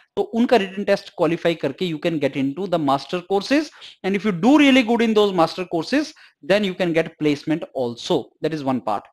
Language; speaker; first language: English; non-native, local second language; Hindi